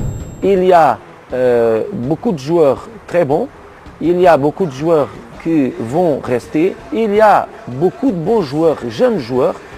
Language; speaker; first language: French; non-native, learner; Portuguese